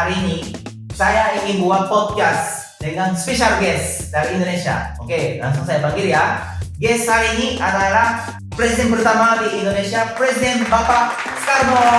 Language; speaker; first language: Indonesian; non-native, fluent; Japanese